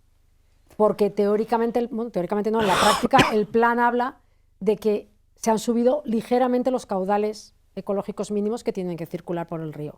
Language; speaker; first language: Spanish; native; Spanish